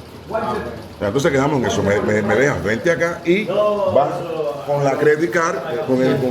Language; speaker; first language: Spanish; native; Spanish